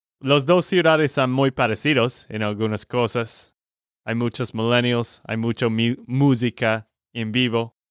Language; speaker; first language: Spanish; non-native, fluent; English